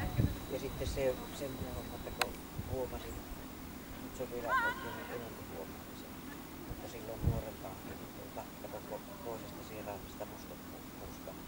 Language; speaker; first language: Finnish; native; Finnish